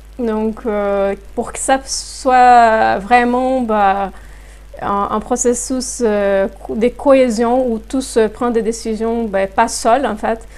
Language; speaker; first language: French; non-native, fluent; Portuguese